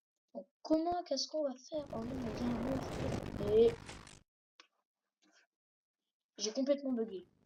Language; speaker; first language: French; native; French